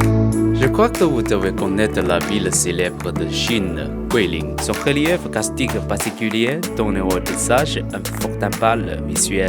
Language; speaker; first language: French; non-native, learner; Chinese